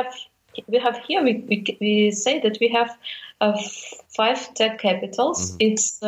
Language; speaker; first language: English; non-native, fluent; Ukrainian